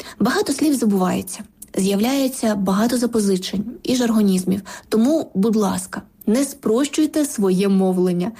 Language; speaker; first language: Ukrainian; native; Ukrainian